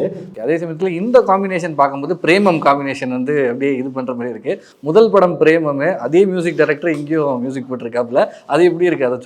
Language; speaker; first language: Tamil; native; Tamil